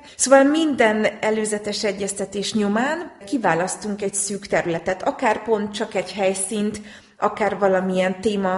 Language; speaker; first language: Hungarian; native; Hungarian